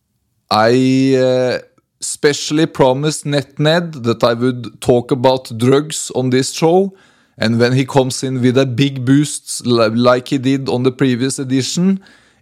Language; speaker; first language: English; non-native, fluent; Norwegian